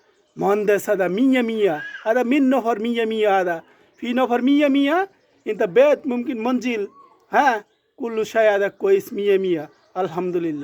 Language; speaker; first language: Arabic; non-native, learner; Bangla